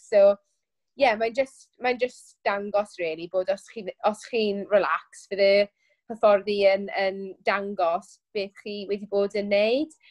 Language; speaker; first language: Welsh; non-native, local second language; English